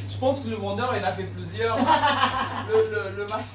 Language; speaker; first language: French; non-native, fluent; Portuguese